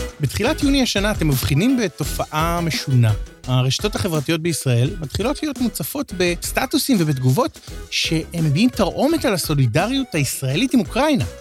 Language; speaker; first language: Hebrew; native; Hebrew